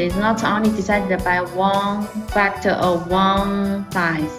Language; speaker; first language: English; non-native, fluent; Chinese